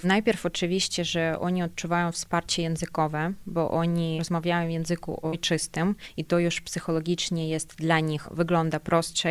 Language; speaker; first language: Polish; non-native, fluent; Ukrainian